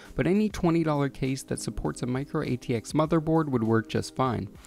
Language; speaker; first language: English; native; English